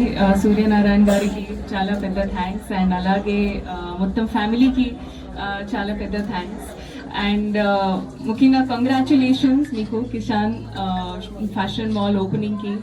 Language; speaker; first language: Telugu; non-native, learner; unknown